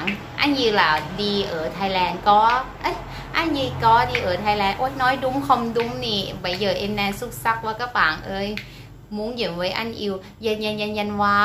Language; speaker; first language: Vietnamese; non-native, learner; Thai